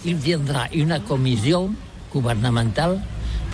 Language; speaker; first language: French; non-native, learner; Catalan